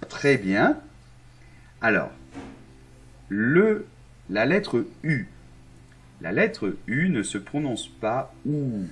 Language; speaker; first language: French; non-native, fluent; Arabic